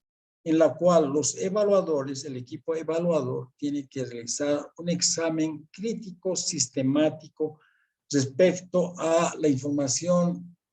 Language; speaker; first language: Spanish; native; Spanish